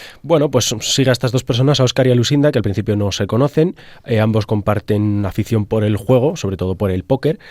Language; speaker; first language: Spanish; native; Spanish